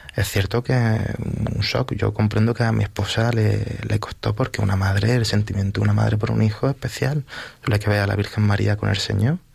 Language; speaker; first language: Spanish; native; Spanish